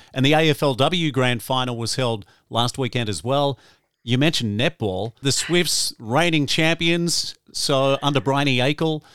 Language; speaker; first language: English; native; English